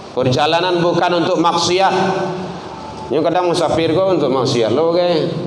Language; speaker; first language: Malay; non-native, local second language; Minangkabau